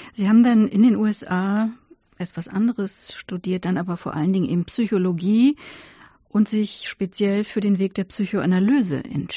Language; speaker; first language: German; native; German